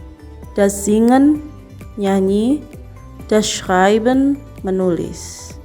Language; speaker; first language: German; non-native, fluent; Indonesian